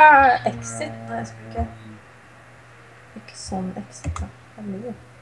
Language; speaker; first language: Norwegian; native; Norwegian